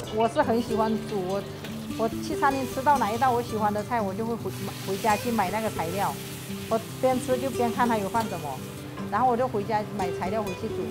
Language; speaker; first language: Chinese; early bilingual, heritage; Chinese